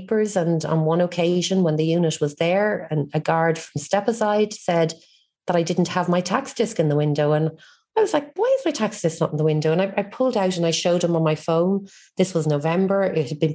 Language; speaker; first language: English; native; English